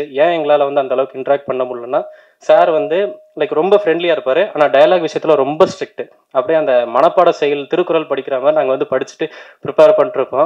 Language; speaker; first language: Tamil; native; Tamil